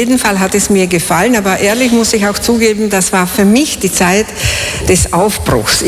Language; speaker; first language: German; non-native, fluent; Slovak